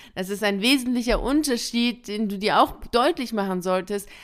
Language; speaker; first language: German; early bilingual, other home language; Persian